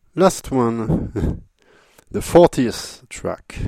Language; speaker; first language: English; non-native, fluent; French